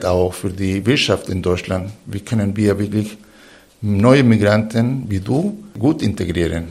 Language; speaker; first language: German; non-native, fluent; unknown